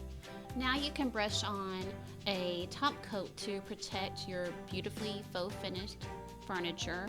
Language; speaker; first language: English; native; English